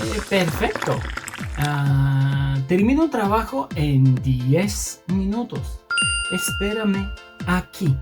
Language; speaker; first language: Spanish; non-native, fluent; English